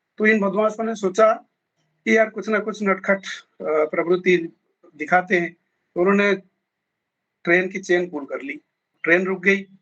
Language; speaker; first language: Hindi; native; Hindi